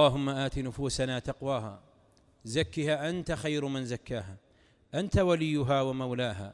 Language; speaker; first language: Arabic; native; Arabic